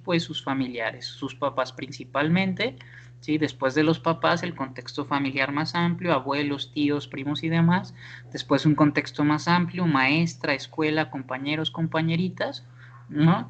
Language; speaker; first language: Spanish; native; Spanish